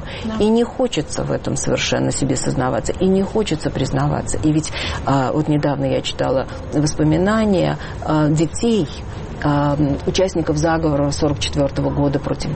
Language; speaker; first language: Russian; native; Russian